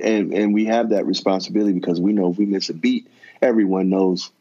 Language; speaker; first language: English; native; English